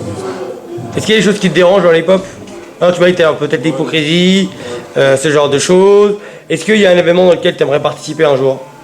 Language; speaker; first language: French; native; French